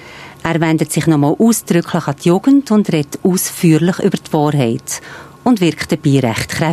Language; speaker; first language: German; non-native, fluent; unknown